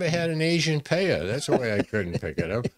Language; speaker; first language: English; native; English